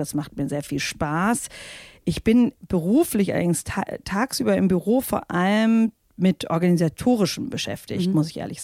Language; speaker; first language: German; native; German